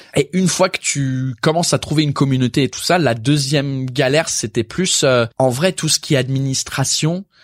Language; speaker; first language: French; non-native, fluent; English